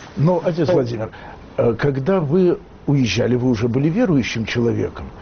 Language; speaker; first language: Russian; native; Russian